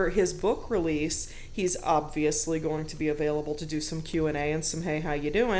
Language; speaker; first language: English; native; English